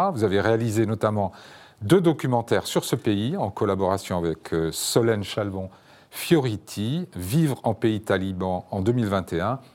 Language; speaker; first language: French; native; French